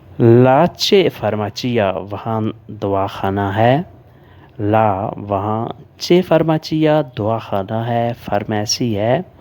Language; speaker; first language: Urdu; native; Urdu